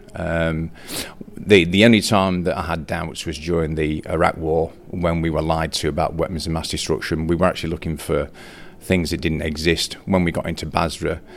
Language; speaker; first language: English; native; English